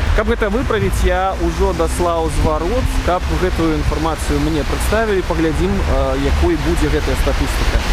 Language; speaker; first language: Belarusian; non-native, local second language; Russian